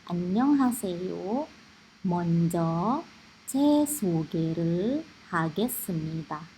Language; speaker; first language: Korean; non-native, fluent; Indonesian